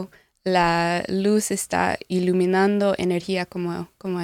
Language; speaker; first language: Spanish; non-native, learner; English